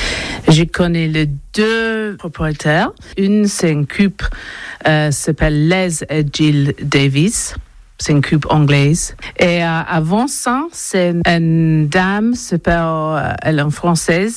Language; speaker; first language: French; non-native, learner; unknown